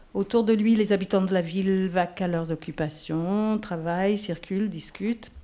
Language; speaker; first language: French; non-native, fluent; English